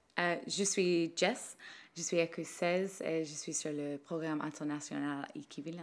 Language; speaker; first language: French; non-native, learner; English